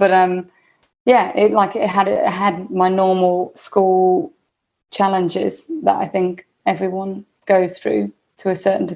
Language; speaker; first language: English; native; English